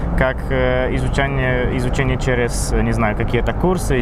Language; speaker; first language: Russian; non-native, fluent; Polish